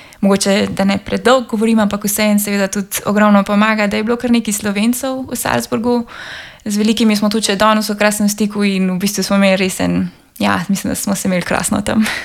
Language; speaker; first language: Slovenian; native; Slovenian